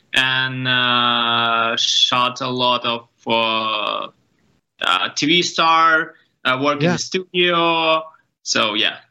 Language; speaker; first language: English; non-native, learner; Ukrainian